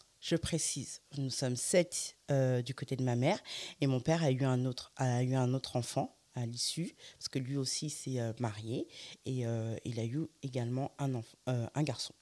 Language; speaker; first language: French; early bilingual, other home language; Fula